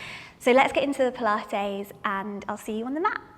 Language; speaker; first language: English; native; English